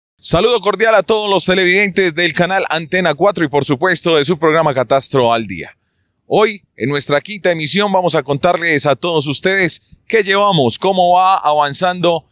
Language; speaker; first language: Spanish; native; Spanish